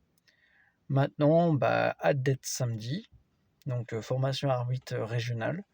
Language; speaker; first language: French; native; French